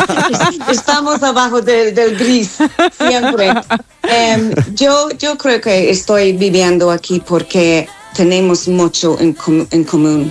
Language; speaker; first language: Spanish; non-native, learner; English